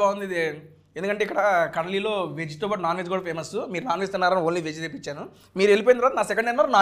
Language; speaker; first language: Telugu; native; Telugu